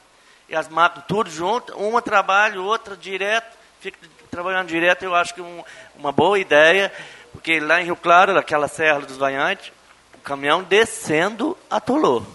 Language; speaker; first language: Portuguese; native; Portuguese